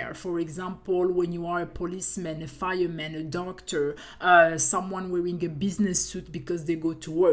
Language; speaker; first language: English; non-native, fluent; French